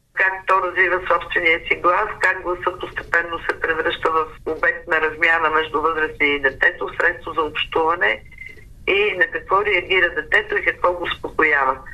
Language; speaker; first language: Bulgarian; native; Bulgarian